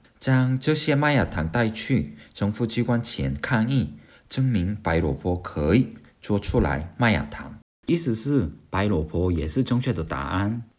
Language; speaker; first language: Chinese; non-native, fluent; Korean